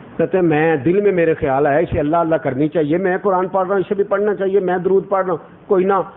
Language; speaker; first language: Urdu; non-native, local second language; Punjabi